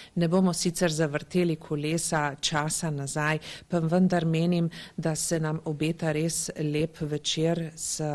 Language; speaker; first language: Slovenian; native; Slovenian